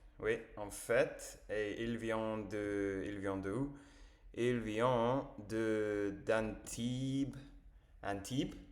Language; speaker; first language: French; non-native, learner; English